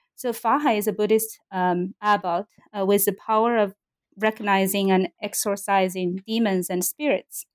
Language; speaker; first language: English; non-native, fluent; Chinese